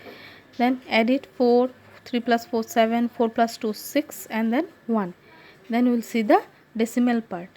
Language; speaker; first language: English; non-native, local second language; Assamese